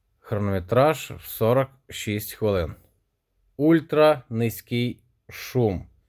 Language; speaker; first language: Ukrainian; non-native, local second language; Russian